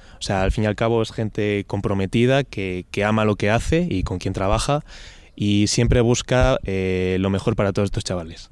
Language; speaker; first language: Spanish; native; Spanish